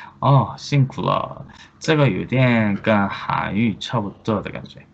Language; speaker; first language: Chinese; non-native, fluent; Korean